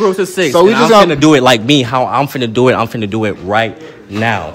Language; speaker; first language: English; native; English